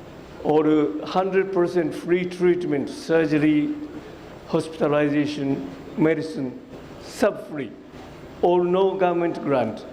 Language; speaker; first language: Hindi; non-native, fluent; Japanese